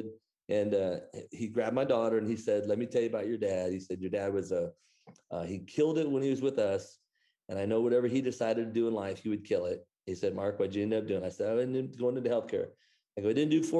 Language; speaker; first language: English; native; English